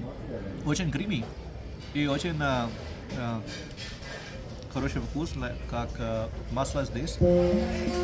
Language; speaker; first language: Russian; non-native, learner; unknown